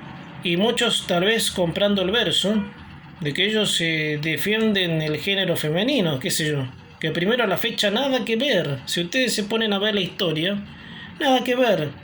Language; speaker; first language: Spanish; native; Spanish